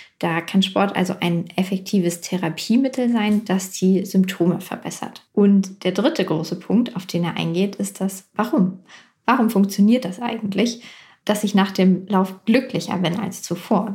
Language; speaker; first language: German; native; German